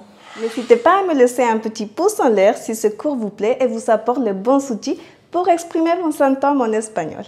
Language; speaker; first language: French; non-native, fluent; Spanish